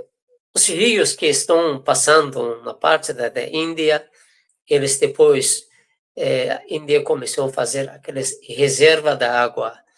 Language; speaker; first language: Portuguese; non-native, fluent; Persian